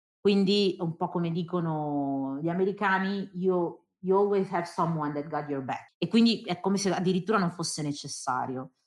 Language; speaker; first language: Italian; early bilingual, other home language; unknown